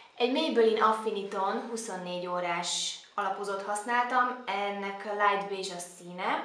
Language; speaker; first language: Hungarian; native; Hungarian